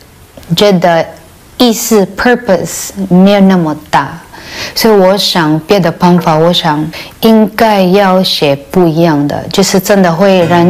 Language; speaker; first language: Chinese; non-native, fluent; Cebuano